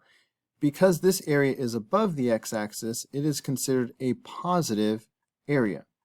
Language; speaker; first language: English; native; English